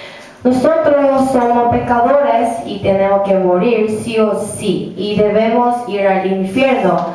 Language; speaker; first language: Spanish; non-native, learner; Korean